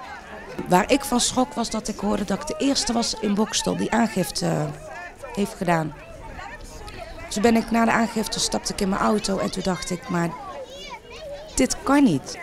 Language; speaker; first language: Dutch; early bilingual, other home language; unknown